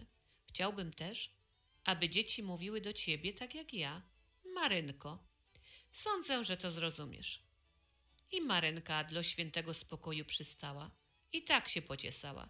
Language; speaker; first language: Polish; native; Polish